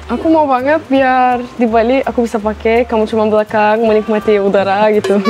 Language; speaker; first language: Indonesian; non-native, fluent; Turkish